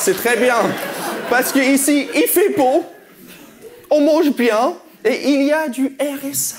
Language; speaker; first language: French; non-native, fluent; English